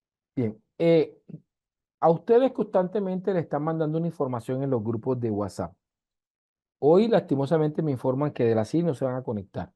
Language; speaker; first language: Spanish; native; Spanish